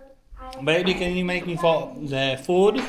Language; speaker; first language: English; non-native, learner; Polish